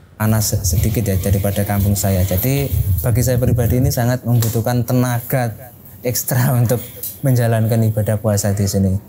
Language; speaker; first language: Indonesian; native; Indonesian